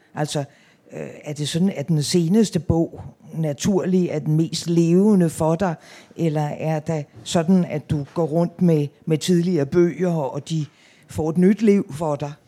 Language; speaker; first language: Danish; native; Danish